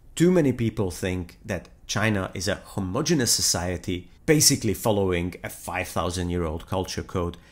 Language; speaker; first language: English; non-native, fluent; Hungarian